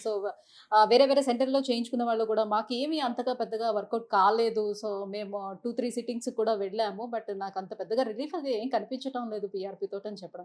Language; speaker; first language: Telugu; native; Telugu